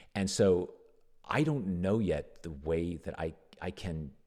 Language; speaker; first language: English; native; English